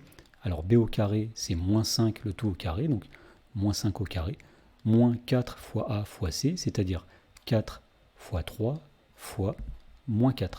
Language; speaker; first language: French; native; French